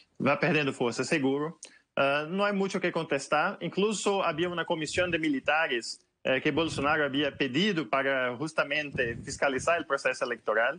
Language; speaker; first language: Portuguese; native; Portuguese